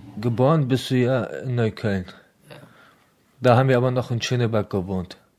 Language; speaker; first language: German; early bilingual, other home language; Arabic